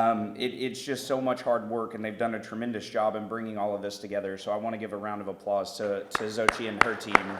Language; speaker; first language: English; native; English